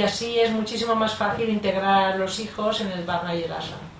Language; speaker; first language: Spanish; native; Spanish